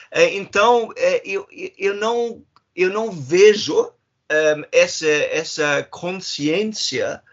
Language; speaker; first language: Portuguese; non-native, fluent; German